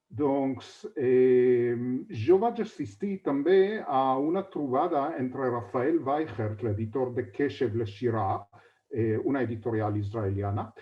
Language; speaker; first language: Catalan; non-native, fluent; Hebrew